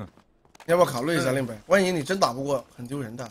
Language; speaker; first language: Chinese; native; Chinese